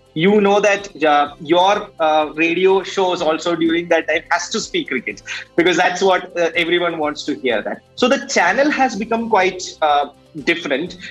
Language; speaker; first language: English; non-native, local second language; Malayalam